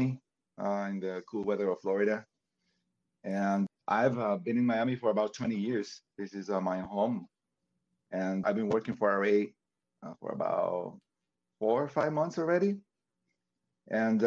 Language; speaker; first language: English; non-native, fluent; Spanish